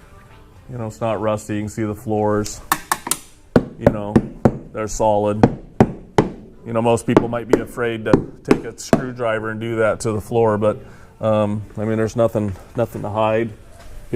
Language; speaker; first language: English; native; English